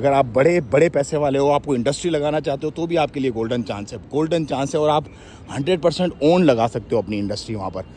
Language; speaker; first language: Urdu; non-native, local second language; Punjabi